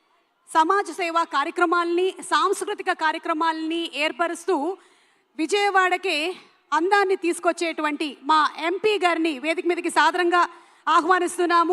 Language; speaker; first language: Telugu; native; Telugu